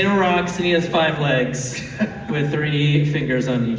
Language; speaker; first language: English; native; English